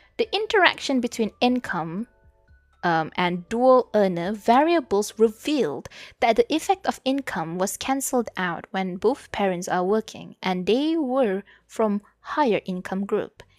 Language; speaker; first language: English; non-native, local second language; Malay